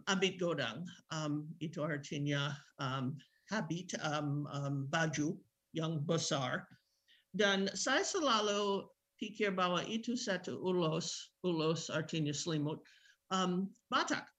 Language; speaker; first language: Indonesian; non-native, fluent; English